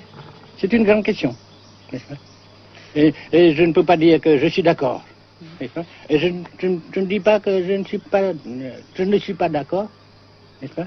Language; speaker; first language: French; non-native, fluent; Vietnamese